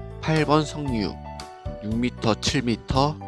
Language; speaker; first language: Korean; native; Korean